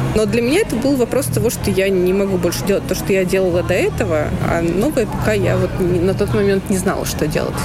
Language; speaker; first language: Russian; native; Russian